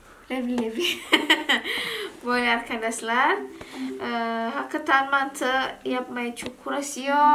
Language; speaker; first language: Turkish; non-native, learner; Indonesian